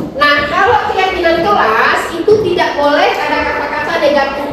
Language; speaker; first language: Indonesian; native; Indonesian